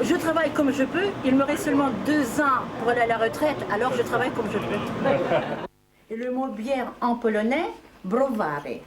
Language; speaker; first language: French; non-native, fluent; Ukrainian